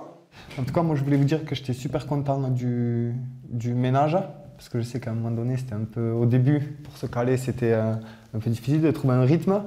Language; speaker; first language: French; native; French